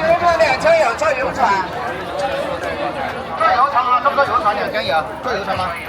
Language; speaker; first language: Chinese; native; Chinese